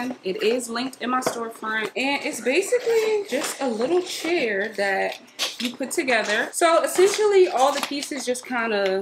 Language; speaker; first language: English; native; English